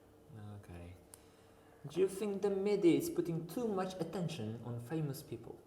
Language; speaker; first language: English; non-native, fluent; Uzbek